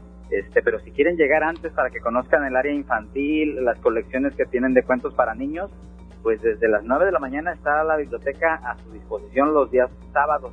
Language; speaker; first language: Spanish; native; Spanish